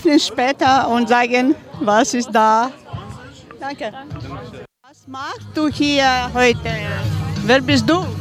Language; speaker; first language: German; non-native, learner; Ukrainian